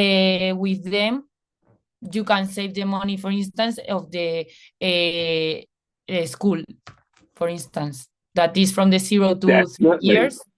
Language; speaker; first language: English; non-native, fluent; Spanish